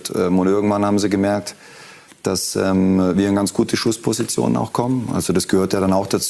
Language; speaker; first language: German; native; German